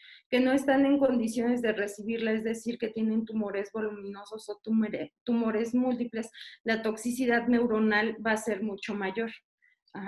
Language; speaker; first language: Spanish; native; Spanish